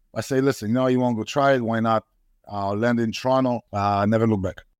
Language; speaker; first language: English; non-native, fluent; Polish